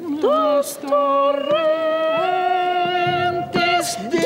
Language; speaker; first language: German; non-native, learner; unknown